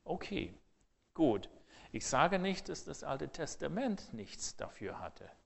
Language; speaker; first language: German; non-native, fluent; English